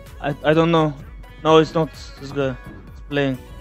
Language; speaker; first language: English; non-native, learner; Turkish